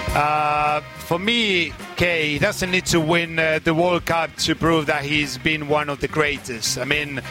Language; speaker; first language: English; non-native, fluent; Spanish